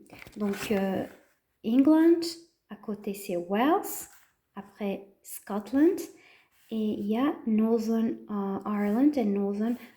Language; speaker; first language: French; non-native, fluent; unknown